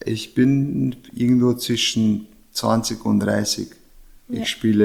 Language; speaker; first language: German; non-native, learner; Chechen